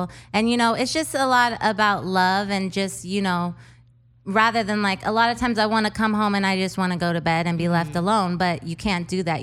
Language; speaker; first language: English; native; English